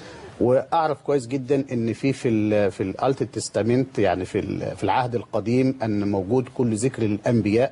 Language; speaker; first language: Arabic; native; Arabic